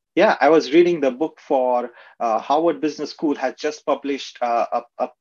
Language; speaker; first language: English; non-native, local second language; Marathi